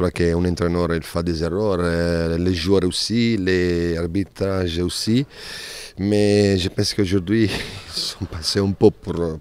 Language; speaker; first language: French; non-native, learner; Italian